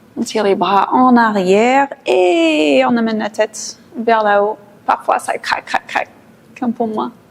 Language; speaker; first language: French; non-native, fluent; English